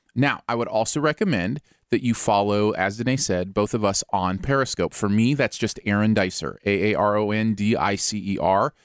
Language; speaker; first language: English; native; English